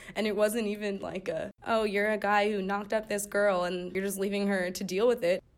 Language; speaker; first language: English; native; English